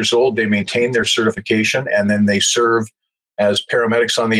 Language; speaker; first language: English; native; English